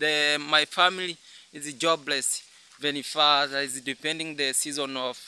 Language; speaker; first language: English; non-native, learner; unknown